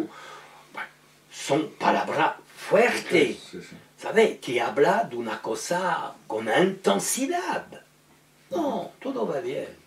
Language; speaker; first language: Spanish; non-native, learner; French